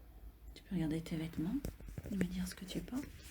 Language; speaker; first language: French; native; French